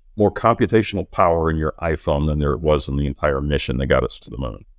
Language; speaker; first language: English; native; English